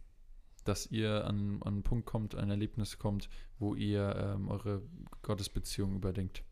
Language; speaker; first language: German; native; German